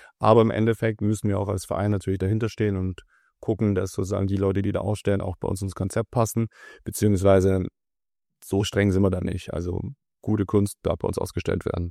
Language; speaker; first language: German; early bilingual, other home language; Russian